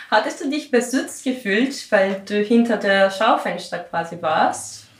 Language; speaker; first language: German; non-native, fluent; Greek